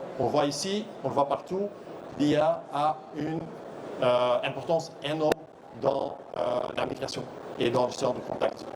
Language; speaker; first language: French; non-native, local second language; Dutch